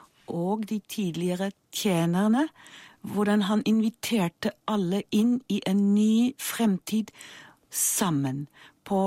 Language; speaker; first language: Norwegian; non-native, fluent; German